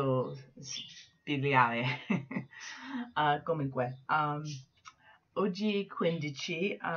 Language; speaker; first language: Italian; non-native, learner; English